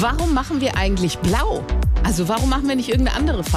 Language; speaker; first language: German; native; German